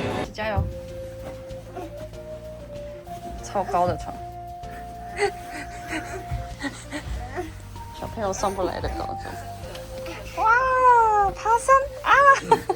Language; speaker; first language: Chinese; native; Chinese